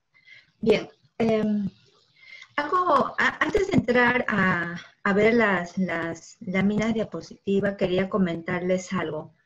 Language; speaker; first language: Spanish; native; Spanish